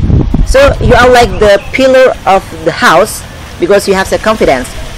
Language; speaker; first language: English; non-native, learner; Indonesian